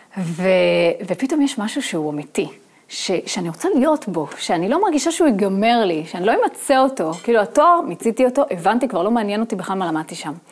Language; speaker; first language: Hebrew; native; Hebrew